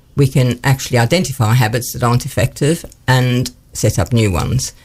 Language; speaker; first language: English; native; English